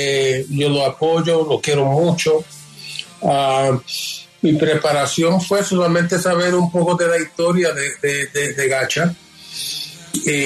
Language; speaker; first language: Spanish; early bilingual, heritage; Spanish